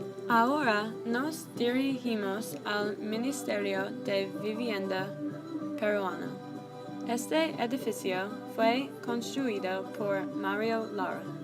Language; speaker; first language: Spanish; non-native, learner; English